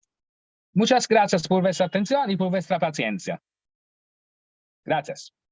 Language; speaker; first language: Spanish; non-native, learner; Italian